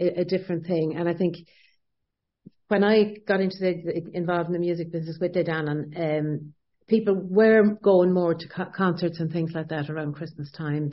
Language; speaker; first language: English; native; English